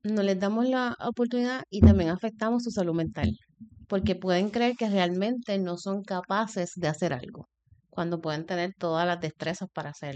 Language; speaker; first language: Spanish; native; Spanish